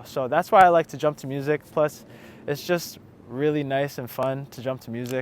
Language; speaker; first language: English; native; English